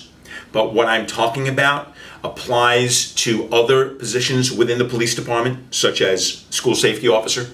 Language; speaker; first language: English; native; English